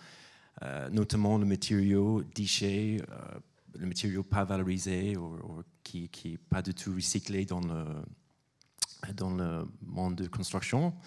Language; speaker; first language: French; non-native, fluent; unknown